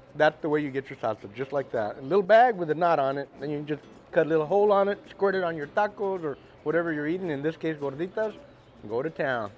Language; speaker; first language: English; early bilingual, other home language; Spanish